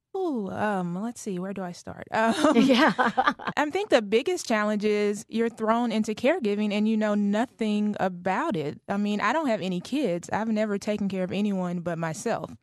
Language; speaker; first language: English; native; English